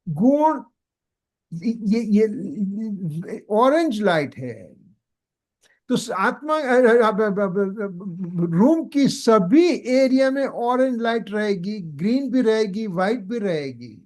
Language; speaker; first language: Hindi; non-native, local second language; Gujarati